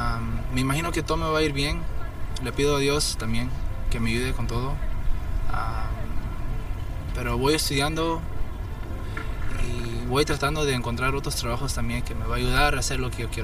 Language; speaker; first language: Spanish; early bilingual, heritage; Spanish